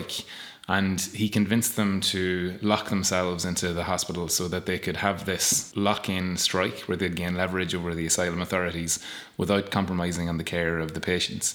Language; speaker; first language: English; native; English